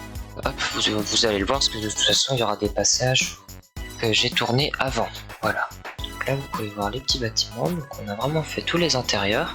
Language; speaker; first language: French; native; French